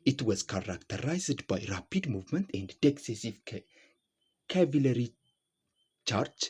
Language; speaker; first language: English; non-native, local second language; Amharic